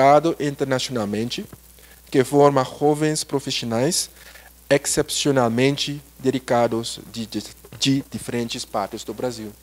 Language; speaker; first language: Portuguese; non-native, learner; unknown